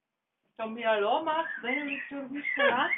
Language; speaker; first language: Greek; non-native, learner; German